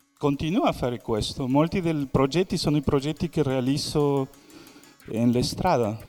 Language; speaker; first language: Italian; non-native, fluent; Spanish